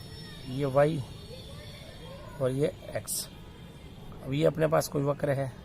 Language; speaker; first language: Hindi; native; Hindi